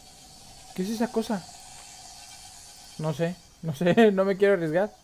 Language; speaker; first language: Spanish; native; Spanish